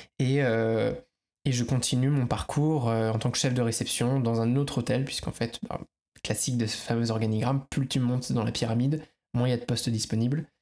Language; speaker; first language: French; native; French